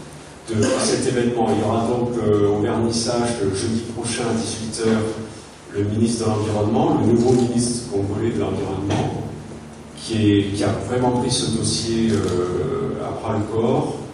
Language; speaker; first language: French; native; French